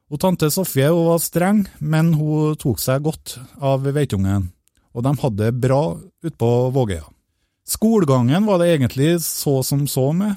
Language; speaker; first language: Norwegian; native; Norwegian